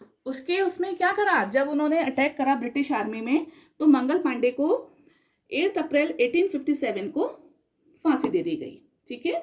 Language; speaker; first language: Hindi; native; Hindi